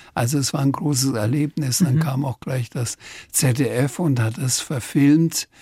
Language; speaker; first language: German; native; German